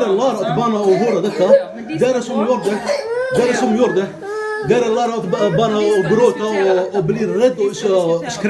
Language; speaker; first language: Norwegian; non-native, learner; Somali